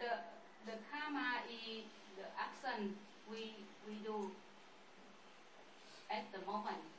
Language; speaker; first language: English; non-native, learner; Vietnamese